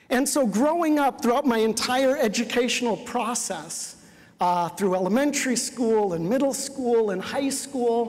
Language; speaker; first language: English; native; English